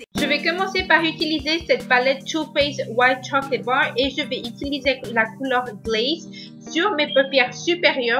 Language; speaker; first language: French; non-native, learner; Spanish